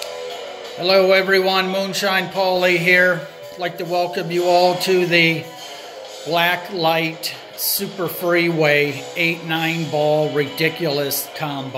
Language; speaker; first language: English; native; English